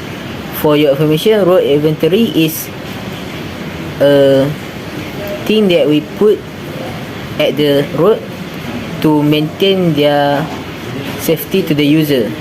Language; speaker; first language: English; non-native, local second language; Malay